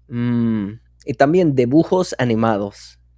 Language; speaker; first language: Spanish; non-native, fluent; English